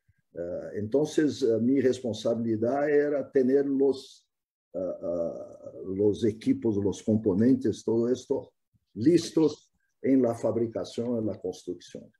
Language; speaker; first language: Spanish; non-native, fluent; Portuguese